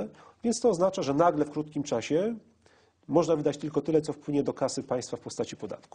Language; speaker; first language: Polish; native; Polish